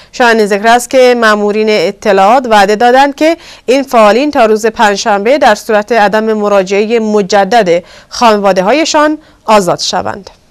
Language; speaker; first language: Persian; non-native, local second language; Kurdish